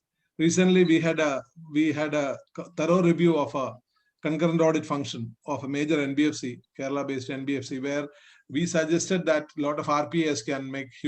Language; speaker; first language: English; non-native, local second language; Malayalam